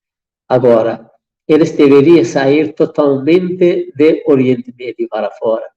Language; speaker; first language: Portuguese; non-native, fluent; Persian